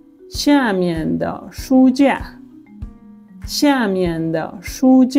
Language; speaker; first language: Chinese; non-native, fluent; Persian